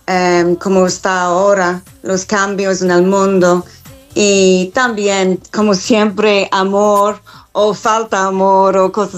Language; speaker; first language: Spanish; non-native, fluent; English